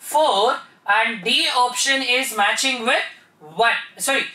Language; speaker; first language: English; non-native, local second language; Kannada